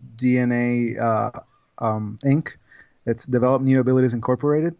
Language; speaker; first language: English; non-native, fluent; Spanish